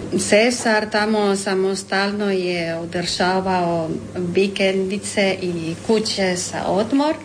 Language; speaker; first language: Croatian; non-native, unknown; Spanish